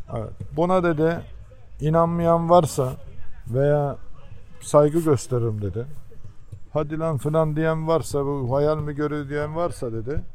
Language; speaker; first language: Turkish; early bilingual, heritage; Turkish